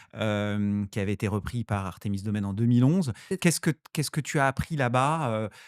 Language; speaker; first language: French; native; French